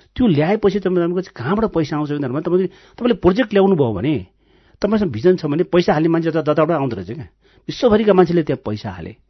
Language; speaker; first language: Nepali; non-native, local second language; Gurung